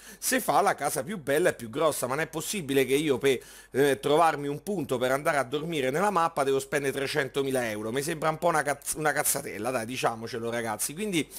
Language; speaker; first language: Italian; native; Italian